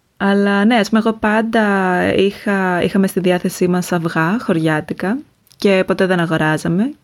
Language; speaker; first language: Greek; native; Greek